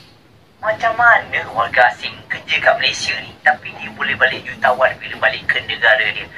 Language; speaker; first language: Malay; native; Malay